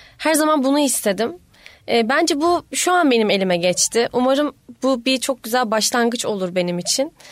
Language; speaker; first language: Turkish; native; Turkish